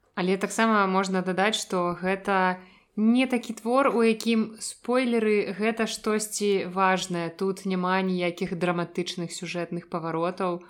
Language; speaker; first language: Belarusian; native; Belarusian